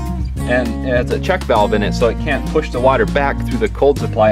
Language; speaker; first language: English; native; English